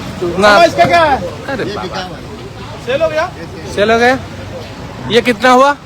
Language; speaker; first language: Hindi; non-native, learner; Bangla